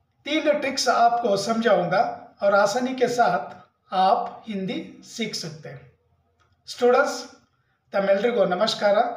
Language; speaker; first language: Hindi; non-native, local second language; Kannada